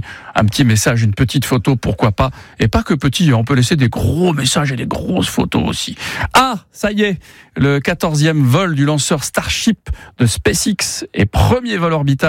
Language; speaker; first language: French; native; French